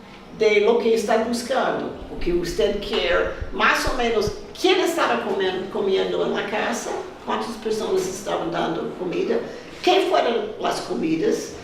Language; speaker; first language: Spanish; non-native, fluent; English